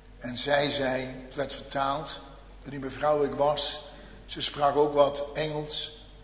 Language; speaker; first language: Dutch; native; Dutch